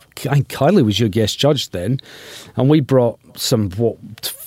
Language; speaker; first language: English; native; English